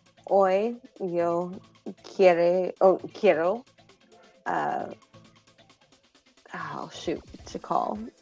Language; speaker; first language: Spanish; non-native, learner; English